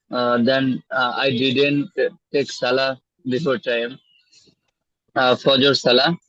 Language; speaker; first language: English; non-native, learner; Bangla